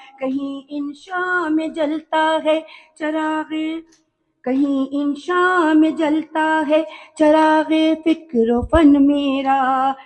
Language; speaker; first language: Urdu; native; Urdu